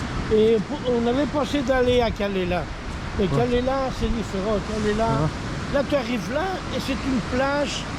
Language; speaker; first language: French; non-native, fluent; Spanish